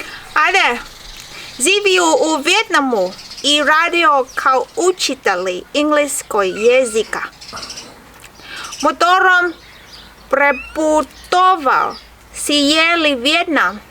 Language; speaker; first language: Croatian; non-native, learner; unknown